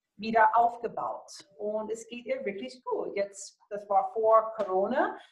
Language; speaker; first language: German; non-native, fluent; English